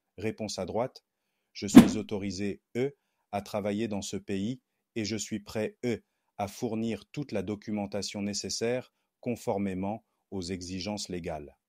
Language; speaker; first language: French; non-native, local second language; Haitian Creole